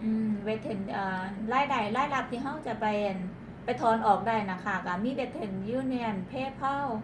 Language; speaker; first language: Thai; non-native, local second language; Northeastern Thai